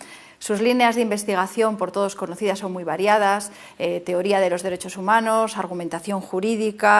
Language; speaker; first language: Spanish; native; Spanish